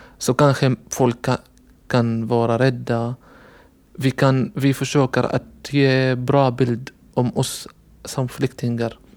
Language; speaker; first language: Swedish; non-native, learner; Arabic